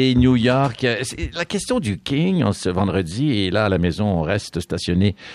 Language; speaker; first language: French; native; French